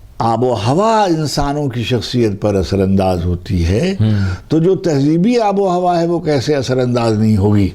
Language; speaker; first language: Urdu; native; Urdu